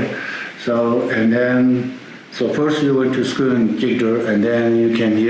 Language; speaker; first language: English; non-native, learner; Tibetan